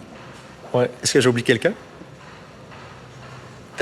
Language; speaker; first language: French; native; French